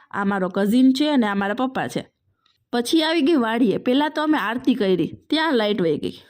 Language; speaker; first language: Gujarati; non-native, local second language; Sindhi